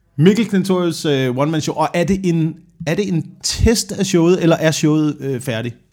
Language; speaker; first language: Danish; native; Danish